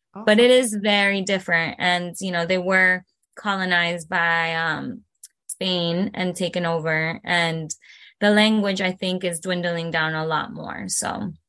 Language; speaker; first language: English; early bilingual, other home language; Spanish